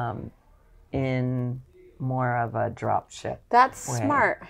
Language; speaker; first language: English; native; English